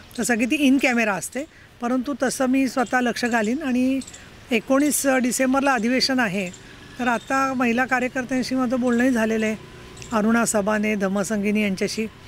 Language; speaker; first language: Marathi; native; Marathi